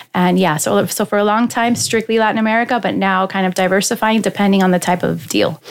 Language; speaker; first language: English; native; English